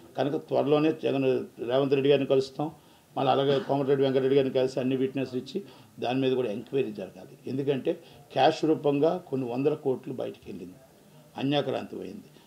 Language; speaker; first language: Telugu; native; Telugu